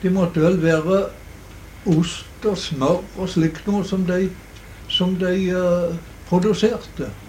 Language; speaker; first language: Norwegian; native; Norwegian